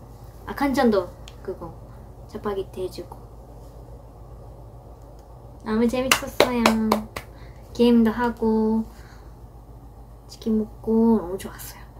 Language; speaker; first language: Korean; non-native, fluent; Japanese